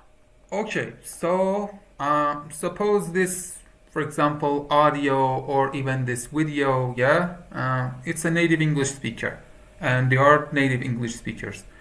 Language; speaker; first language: English; non-native, fluent; Persian